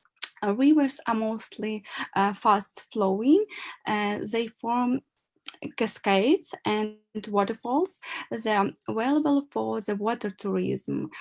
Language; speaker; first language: English; non-native, learner; Ukrainian